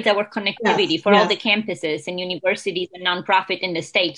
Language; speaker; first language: English; non-native, fluent; Italian